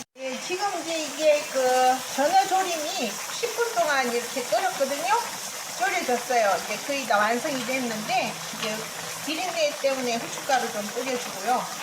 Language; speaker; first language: Korean; native; Korean